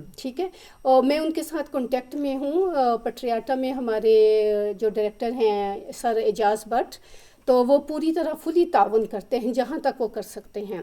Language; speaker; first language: Urdu; native; Urdu